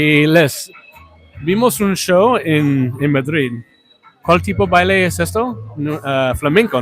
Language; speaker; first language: Spanish; non-native, learner; English